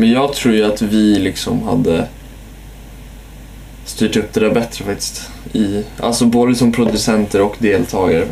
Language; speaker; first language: Swedish; native; Swedish